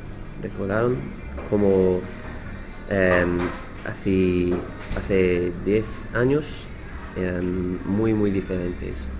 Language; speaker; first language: Spanish; non-native, learner; English